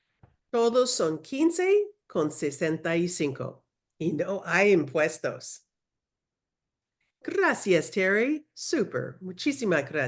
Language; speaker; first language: Spanish; non-native, learner; English